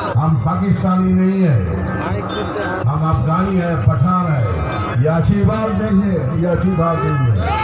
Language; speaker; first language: Hindi; non-native, local second language; Bangla